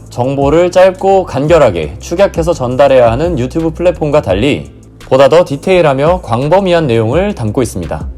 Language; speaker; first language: Korean; native; Korean